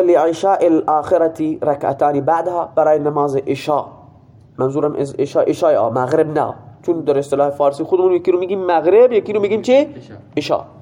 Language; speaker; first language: Persian; non-native, local second language; Baluchi